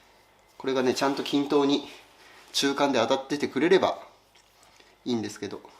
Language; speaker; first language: Japanese; native; Japanese